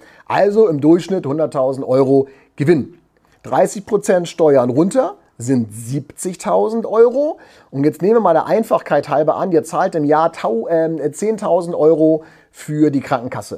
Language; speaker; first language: German; native; German